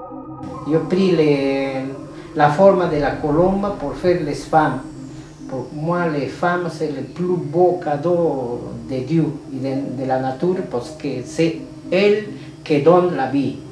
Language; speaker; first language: French; non-native, learner; Spanish